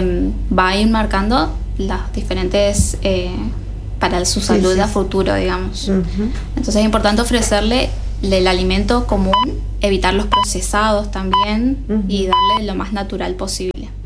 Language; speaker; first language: Spanish; native; Spanish